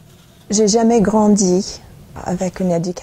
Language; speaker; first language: French; non-native, fluent; English